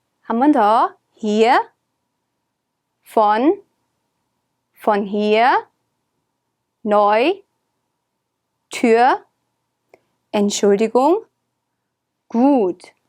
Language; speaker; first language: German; non-native, fluent; Korean